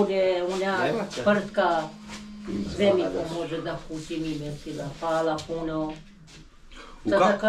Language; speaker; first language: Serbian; non-native, local second language; Albanian